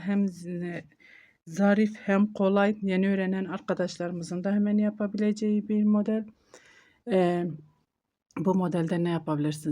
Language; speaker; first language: Turkish; native; Turkish